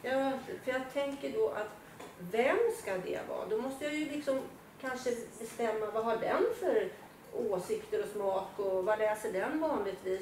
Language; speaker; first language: Swedish; native; Swedish